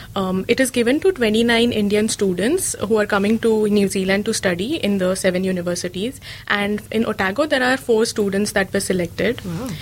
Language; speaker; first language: English; non-native, local second language; Marathi